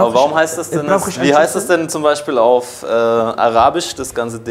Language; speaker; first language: German; native; German